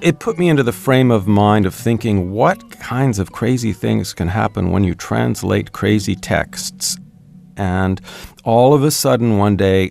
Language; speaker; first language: English; native; English